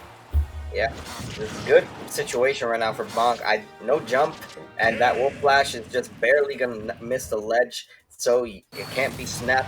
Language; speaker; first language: English; native; English